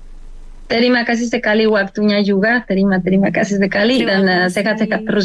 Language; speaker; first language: Indonesian; non-native, learner; Spanish